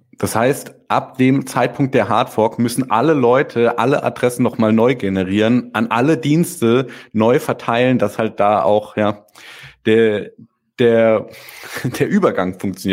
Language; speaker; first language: German; native; German